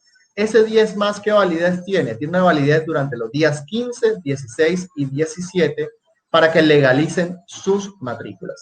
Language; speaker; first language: Spanish; native; Spanish